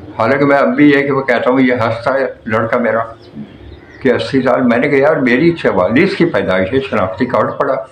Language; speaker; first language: Urdu; native; Urdu